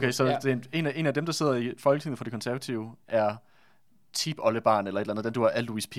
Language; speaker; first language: Danish; native; Danish